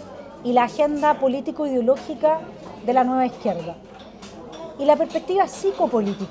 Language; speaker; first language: Spanish; native; Spanish